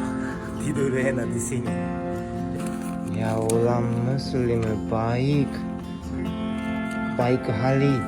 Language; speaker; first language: Indonesian; non-native, learner; Japanese